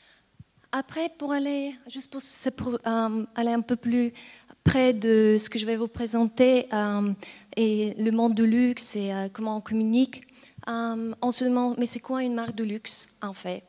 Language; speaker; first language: French; non-native, fluent; Bulgarian